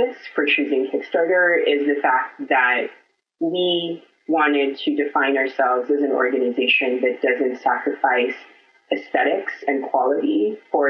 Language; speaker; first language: English; non-native, local second language; Filipino